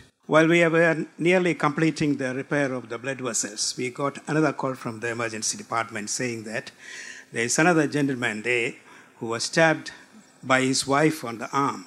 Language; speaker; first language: English; non-native, local second language; Malayalam